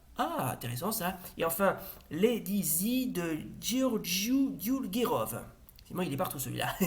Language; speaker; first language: French; native; French